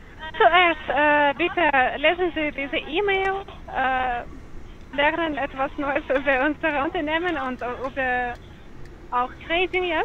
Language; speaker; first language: German; non-native, learner; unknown